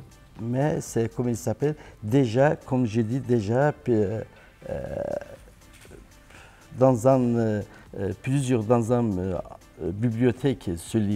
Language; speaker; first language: French; non-native, learner; Turkish